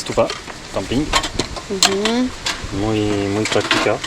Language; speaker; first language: Spanish; non-native, learner; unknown